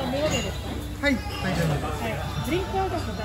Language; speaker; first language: Japanese; native; Japanese